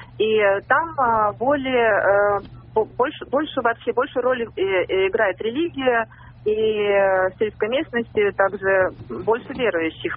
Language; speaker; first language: Russian; non-native, fluent; German